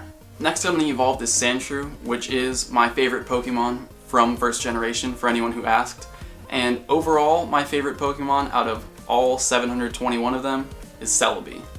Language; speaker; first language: English; native; English